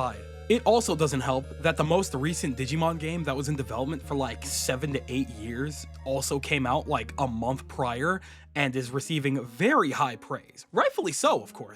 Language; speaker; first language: English; native; English